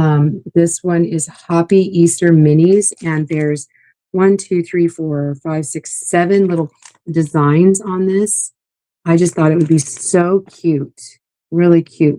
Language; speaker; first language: English; native; English